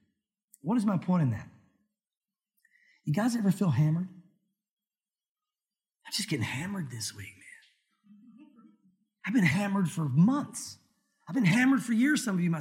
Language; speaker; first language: English; native; English